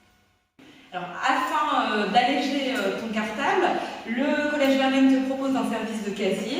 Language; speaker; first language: French; native; French